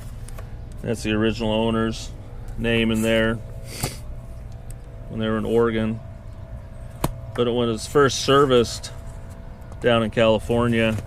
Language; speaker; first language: English; native; English